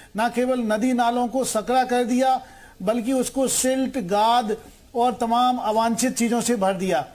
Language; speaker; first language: Hindi; native; Hindi